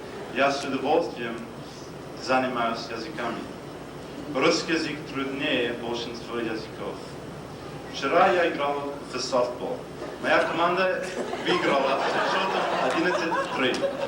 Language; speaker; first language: Russian; non-native, learner; English